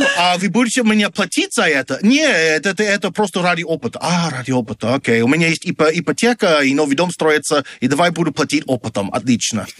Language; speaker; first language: Russian; non-native, fluent; English